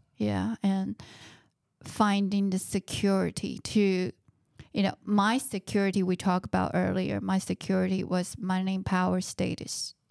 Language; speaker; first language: English; non-native, fluent; Chinese